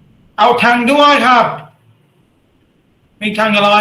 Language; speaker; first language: Thai; non-native, learner; English